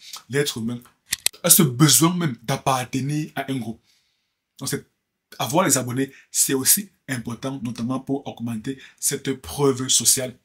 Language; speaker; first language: French; native; French